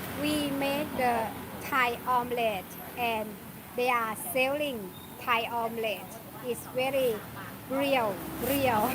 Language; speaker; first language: English; non-native, learner; Thai